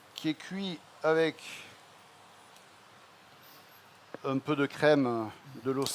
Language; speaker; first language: French; native; French